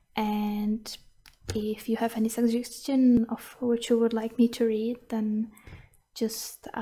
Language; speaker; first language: English; non-native, fluent; Czech